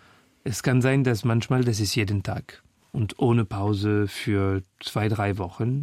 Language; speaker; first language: German; non-native, fluent; French